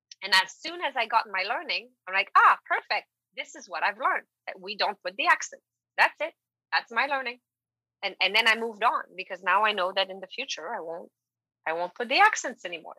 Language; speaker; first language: English; non-native, fluent; French